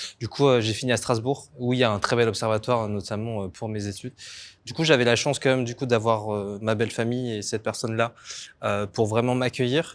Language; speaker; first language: French; native; French